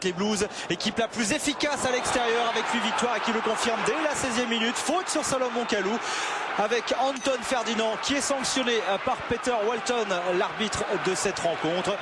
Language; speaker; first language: French; native; French